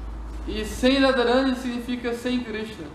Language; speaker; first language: Portuguese; native; Portuguese